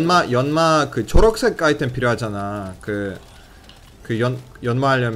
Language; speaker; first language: Korean; non-native, fluent; Russian